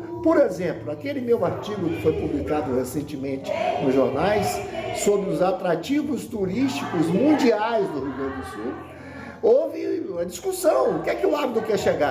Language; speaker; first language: Portuguese; native; Portuguese